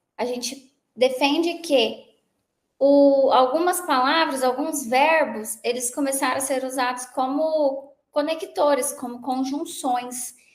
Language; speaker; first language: Portuguese; native; Portuguese